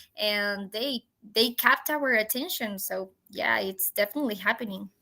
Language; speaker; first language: English; non-native, fluent; Spanish